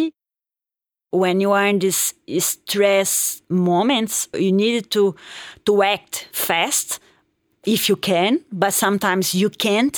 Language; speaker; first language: English; non-native, fluent; Portuguese